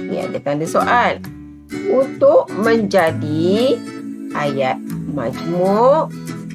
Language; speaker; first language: Malay; native; Malay